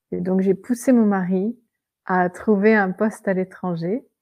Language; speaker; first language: French; native; French